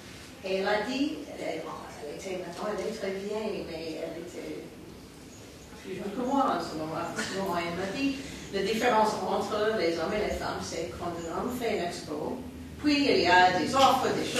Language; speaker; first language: French; non-native, fluent; English